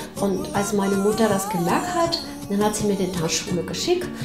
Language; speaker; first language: German; non-native, fluent; Spanish